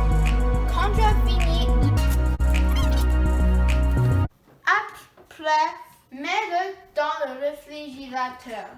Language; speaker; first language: French; non-native, learner; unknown